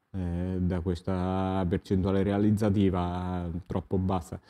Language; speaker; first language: Italian; native; Italian